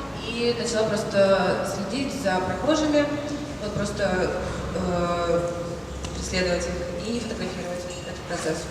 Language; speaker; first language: Russian; native; Russian